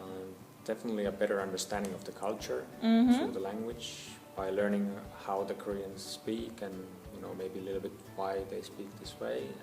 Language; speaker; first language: English; non-native, fluent; Finnish